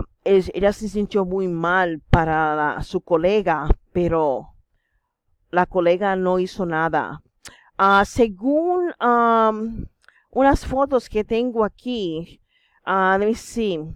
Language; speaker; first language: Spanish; non-native, fluent; English